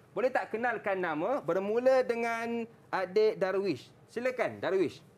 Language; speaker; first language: Malay; native; Malay